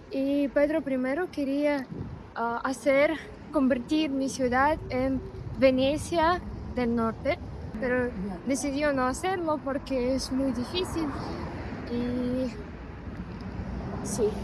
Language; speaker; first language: Spanish; non-native, fluent; Russian